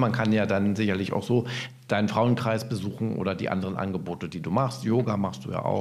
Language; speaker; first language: German; native; German